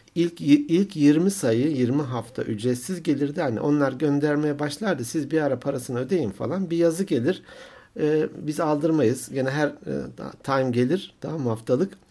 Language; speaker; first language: Turkish; native; Turkish